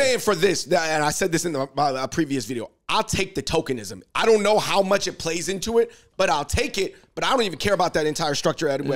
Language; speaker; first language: English; native; English